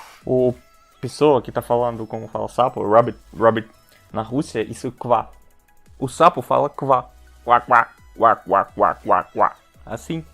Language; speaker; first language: Portuguese; non-native, fluent; Russian